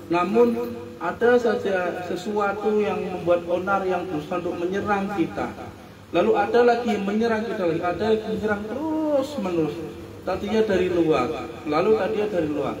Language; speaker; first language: Indonesian; native; Indonesian